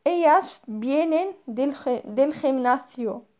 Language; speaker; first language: Spanish; non-native, fluent; Arabic